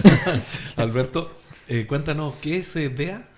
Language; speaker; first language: Spanish; native; Spanish